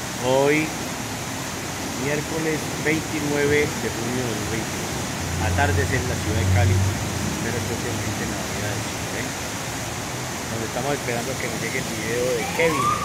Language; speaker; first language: Spanish; native; Spanish